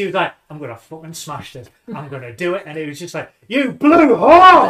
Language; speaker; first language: English; native; English